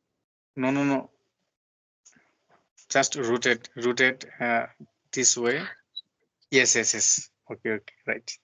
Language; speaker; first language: English; non-native, learner; Bangla